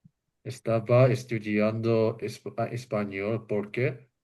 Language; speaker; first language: Spanish; non-native, learner; English